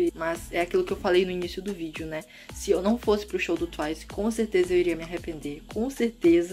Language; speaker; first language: Portuguese; native; Portuguese